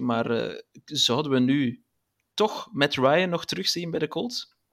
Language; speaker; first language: Dutch; native; Dutch